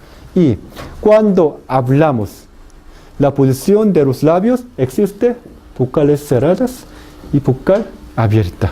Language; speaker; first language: Spanish; non-native, fluent; Korean